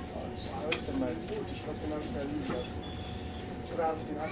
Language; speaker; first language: German; native; German